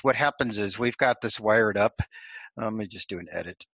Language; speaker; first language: English; native; English